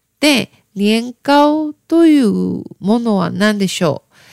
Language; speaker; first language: Japanese; non-native, learner; Chinese